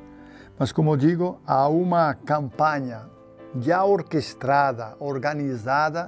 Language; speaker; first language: Portuguese; non-native, fluent; Spanish